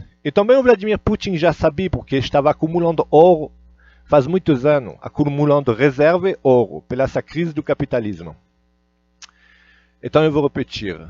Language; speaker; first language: Portuguese; non-native, fluent; Russian